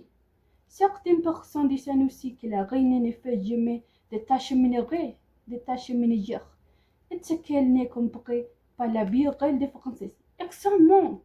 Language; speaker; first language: French; non-native, learner; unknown